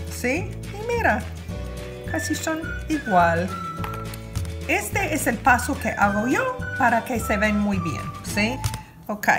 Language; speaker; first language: Spanish; non-native, fluent; English